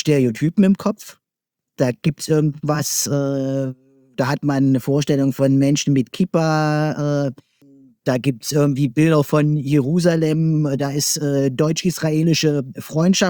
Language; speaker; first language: German; native; German